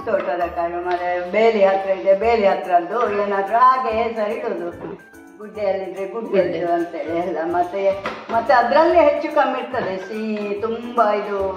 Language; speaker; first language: Kannada; non-native, local second language; Konkani